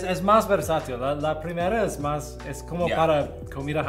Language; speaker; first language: Spanish; non-native, learner; English